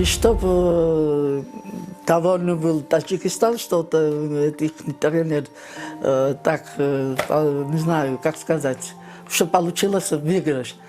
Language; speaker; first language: Russian; non-native, learner; Georgian